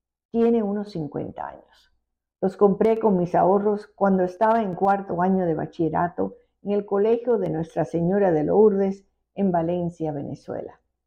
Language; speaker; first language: Spanish; early bilingual, heritage; Spanish